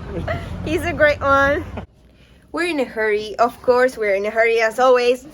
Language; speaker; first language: English; non-native, fluent; Spanish